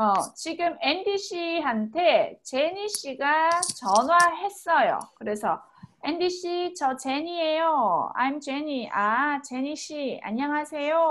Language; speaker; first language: Korean; native; Korean